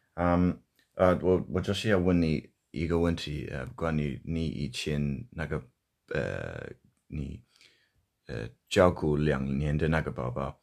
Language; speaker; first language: Chinese; non-native, learner; English